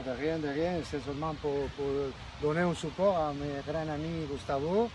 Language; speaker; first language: French; non-native, learner; Spanish